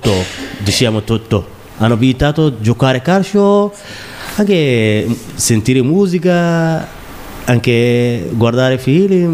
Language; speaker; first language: Italian; non-native, learner; Somali